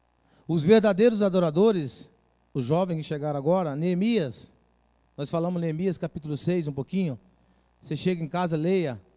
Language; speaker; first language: Portuguese; native; Portuguese